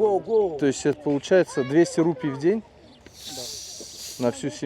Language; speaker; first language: Russian; native; Russian